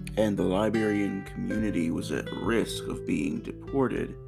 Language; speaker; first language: English; native; English